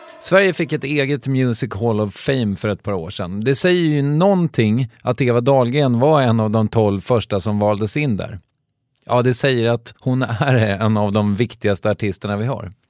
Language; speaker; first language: Swedish; native; Swedish